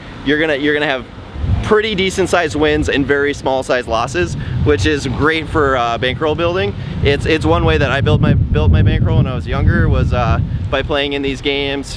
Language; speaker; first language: English; native; English